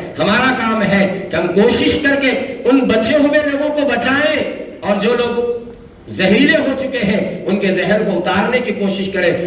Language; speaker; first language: Urdu; native; Urdu